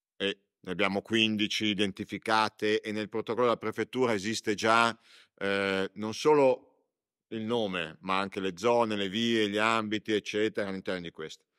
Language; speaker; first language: Italian; native; Italian